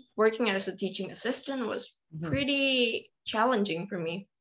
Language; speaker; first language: English; non-native, fluent; Indonesian